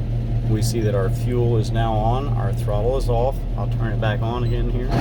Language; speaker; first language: English; native; English